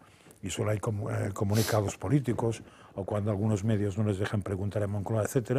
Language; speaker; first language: Spanish; native; Spanish